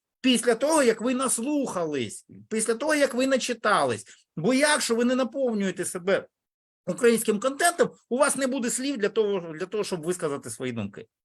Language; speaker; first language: Ukrainian; non-native, local second language; Russian